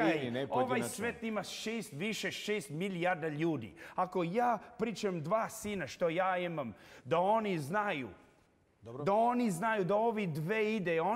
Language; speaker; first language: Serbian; early bilingual, heritage; English